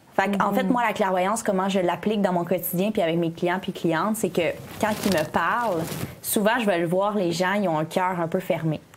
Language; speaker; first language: French; native; French